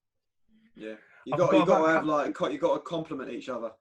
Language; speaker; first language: English; native; English